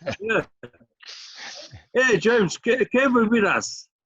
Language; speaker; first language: Spanish; non-native, learner; English